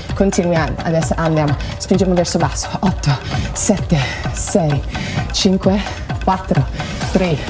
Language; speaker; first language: Italian; non-native, fluent; English